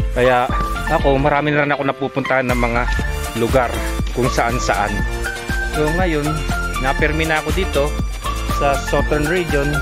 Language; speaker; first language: Filipino; non-native, local second language; Pampanga